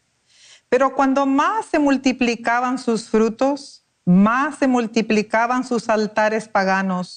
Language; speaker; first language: Spanish; native; Spanish